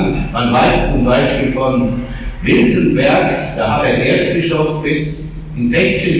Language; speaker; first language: German; native; German